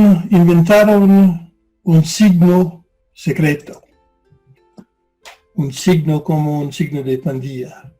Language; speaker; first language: Spanish; non-native, fluent; English